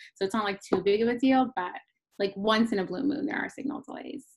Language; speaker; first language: English; native; English